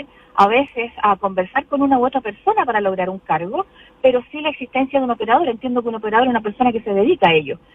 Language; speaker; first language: Spanish; native; Spanish